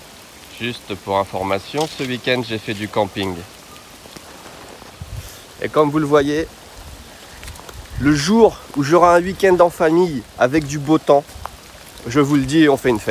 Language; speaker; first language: French; native; French